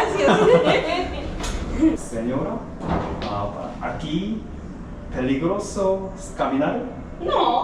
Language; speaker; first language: Spanish; non-native, learner; Korean